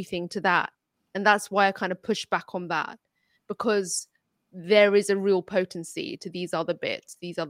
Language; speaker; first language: English; non-native, local second language; Urdu